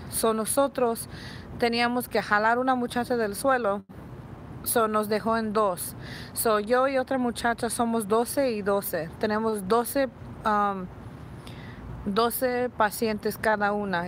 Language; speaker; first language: Spanish; native; Spanish